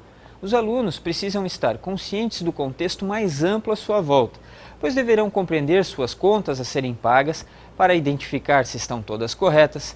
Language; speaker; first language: Portuguese; native; Portuguese